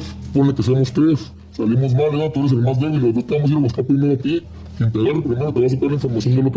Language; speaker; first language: Spanish; native; Spanish